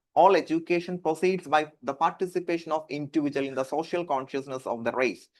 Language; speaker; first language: English; non-native, local second language; Malayalam